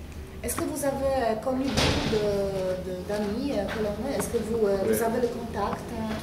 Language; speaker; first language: French; non-native, fluent; Polish